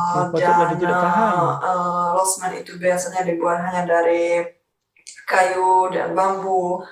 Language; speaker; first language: Indonesian; non-native, fluent; Czech